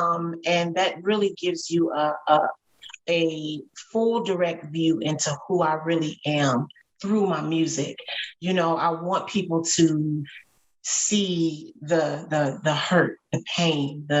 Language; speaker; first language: English; native; English